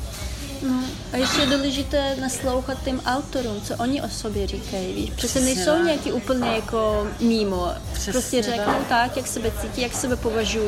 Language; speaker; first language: Czech; non-native, fluent; Ukrainian